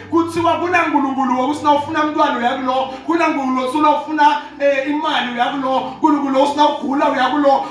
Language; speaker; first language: Zulu; non-native, local second language; Swati